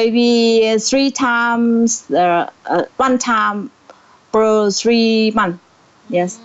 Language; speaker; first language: English; non-native, learner; Vietnamese